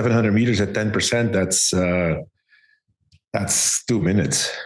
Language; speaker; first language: English; non-native, fluent; Dutch